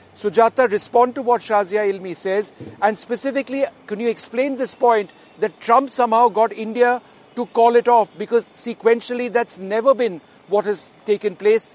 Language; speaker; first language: English; non-native, local second language; Hindi